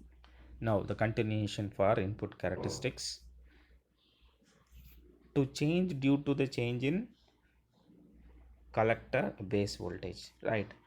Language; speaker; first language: English; non-native, local second language; Tamil